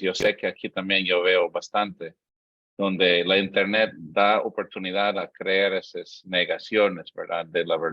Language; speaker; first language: Spanish; non-native, fluent; English